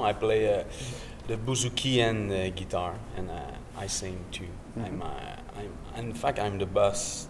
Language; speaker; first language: English; non-native, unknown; French